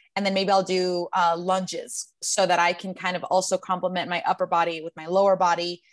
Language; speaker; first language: English; native; English